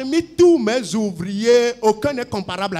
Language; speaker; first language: French; non-native, local second language; Ewe